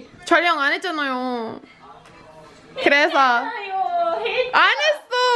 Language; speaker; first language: Korean; non-native, learner; English